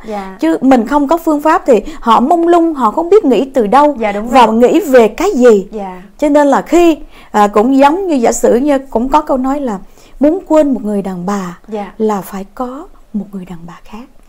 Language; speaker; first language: Vietnamese; native; Vietnamese